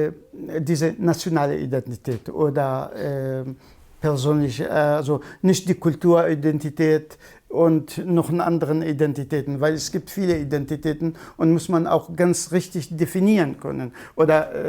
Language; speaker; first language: German; non-native, fluent; Kurdish